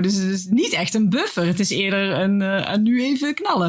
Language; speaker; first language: Dutch; native; Dutch